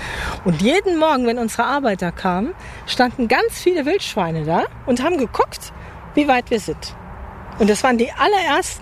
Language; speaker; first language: German; native; German